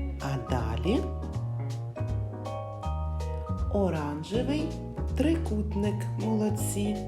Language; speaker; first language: Ukrainian; native; Ukrainian